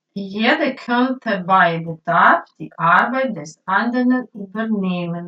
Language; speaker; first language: German; non-native, learner; Ukrainian